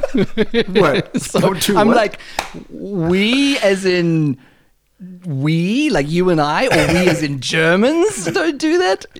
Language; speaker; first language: English; native; English